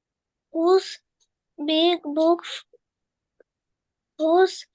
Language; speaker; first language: English; non-native, learner; Bangla